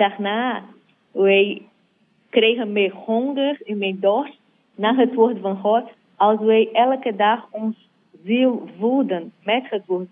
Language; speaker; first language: Dutch; non-native, learner; Portuguese